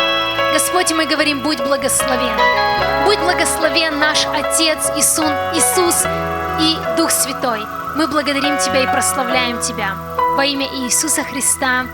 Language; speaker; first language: Russian; native; Russian